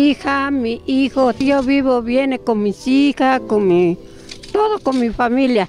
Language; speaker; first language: Spanish; non-native, local second language; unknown